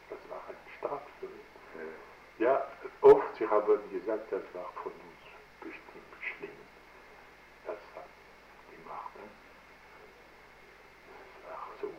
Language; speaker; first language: German; non-native, learner; French